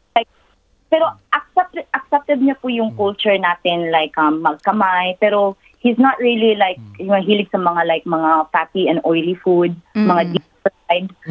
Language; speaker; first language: Filipino; non-native, local second language; Cebuano